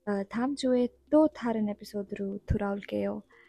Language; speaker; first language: Korean; non-native, learner; Urdu